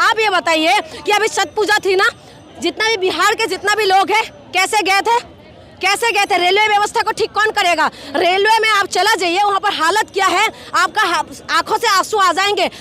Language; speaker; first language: Hindi; non-native, local second language; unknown